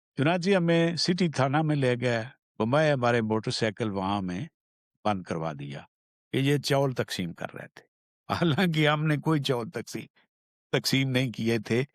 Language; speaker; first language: Urdu; non-native, local second language; Punjabi